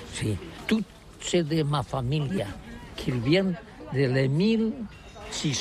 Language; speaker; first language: French; non-native, learner; Catalan